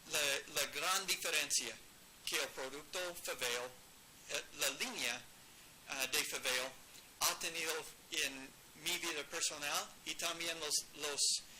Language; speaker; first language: Spanish; non-native, learner; English